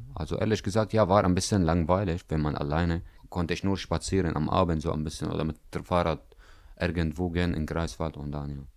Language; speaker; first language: German; non-native, learner; Arabic